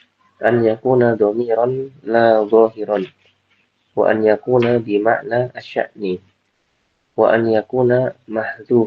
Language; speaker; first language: Arabic; non-native, learner; Indonesian